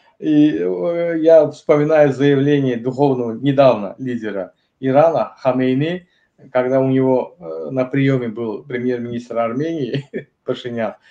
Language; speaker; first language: Russian; non-native, local second language; Azerbaijani